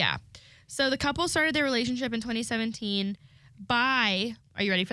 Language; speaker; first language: English; native; English